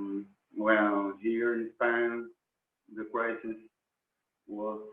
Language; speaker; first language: English; non-native, learner; Spanish